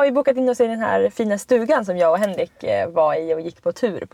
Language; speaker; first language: Swedish; native; Swedish